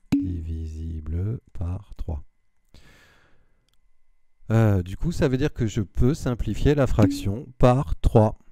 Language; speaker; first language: French; native; French